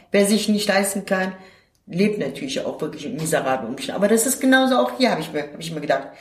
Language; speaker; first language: German; non-native, fluent; Turkish